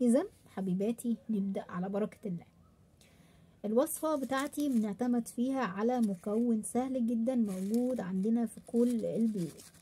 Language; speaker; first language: Arabic; native; Arabic